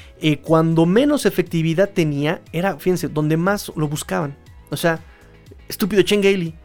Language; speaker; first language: Spanish; native; Spanish